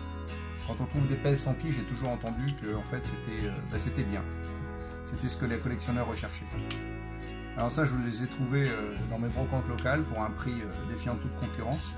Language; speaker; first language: French; native; French